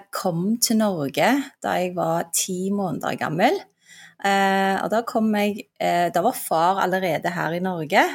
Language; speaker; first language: Norwegian; early bilingual, other home language; Turkish